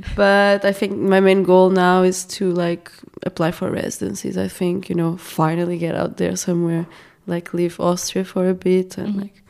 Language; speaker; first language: English; non-native, fluent; Portuguese